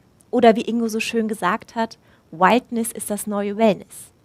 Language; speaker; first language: German; native; German